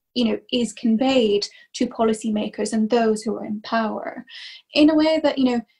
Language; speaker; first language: English; native; English